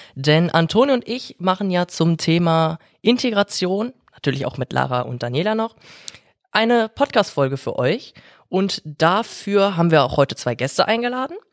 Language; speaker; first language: German; native; German